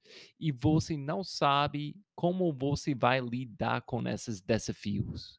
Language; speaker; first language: Portuguese; non-native, fluent; English